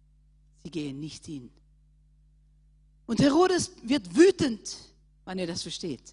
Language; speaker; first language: German; non-native, fluent; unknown